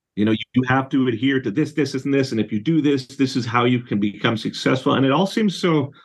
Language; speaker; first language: English; native; English